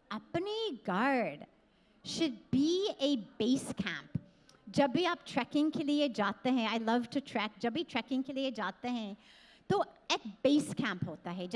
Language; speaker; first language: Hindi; non-native, fluent; English